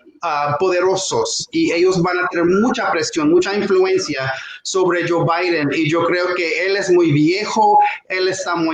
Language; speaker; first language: Spanish; non-native, fluent; English